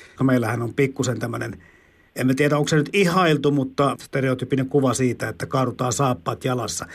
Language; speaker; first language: Finnish; native; Finnish